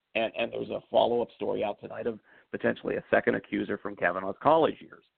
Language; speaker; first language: English; native; English